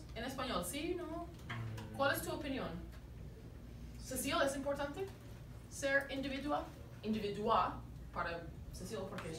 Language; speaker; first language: Spanish; non-native, fluent; English